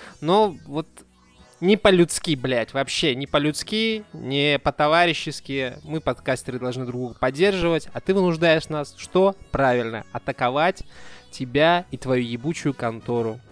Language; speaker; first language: Russian; native; Russian